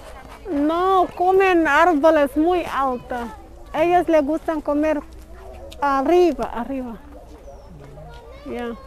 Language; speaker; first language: Spanish; non-native, learner; Somali